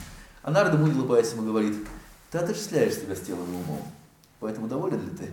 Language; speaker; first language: Russian; native; Russian